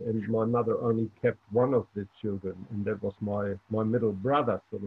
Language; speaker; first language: English; non-native, fluent; German